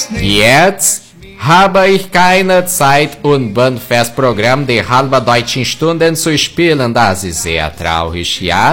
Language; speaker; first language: German; early bilingual, heritage; German